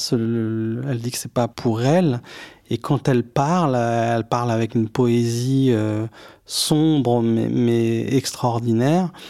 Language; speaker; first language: French; early bilingual, other home language; Arabic